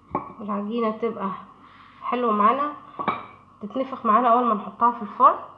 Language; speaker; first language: Arabic; native; Arabic